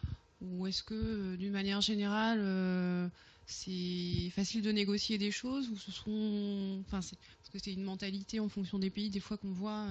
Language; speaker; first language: French; native; French